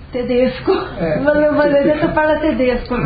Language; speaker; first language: Italian; non-native, learner; Portuguese